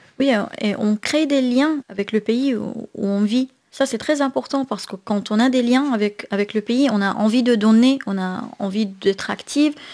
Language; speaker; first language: French; non-native, fluent; Arabic